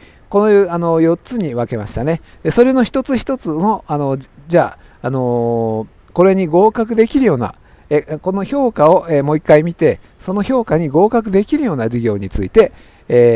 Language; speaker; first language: Japanese; native; Japanese